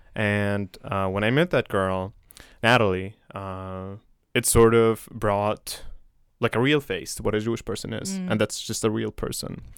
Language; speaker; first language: English; non-native, fluent; Arabic